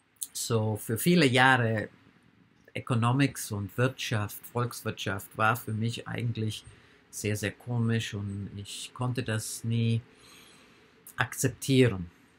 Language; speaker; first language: German; non-native, fluent; English